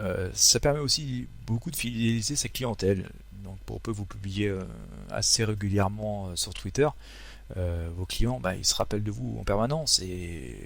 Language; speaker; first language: French; native; French